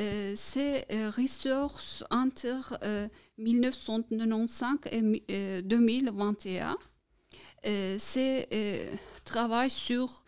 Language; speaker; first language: French; non-native, learner; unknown